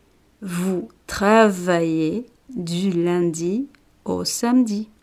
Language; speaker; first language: French; non-native, fluent; Spanish